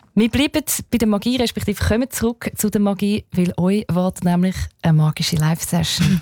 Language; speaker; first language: German; native; German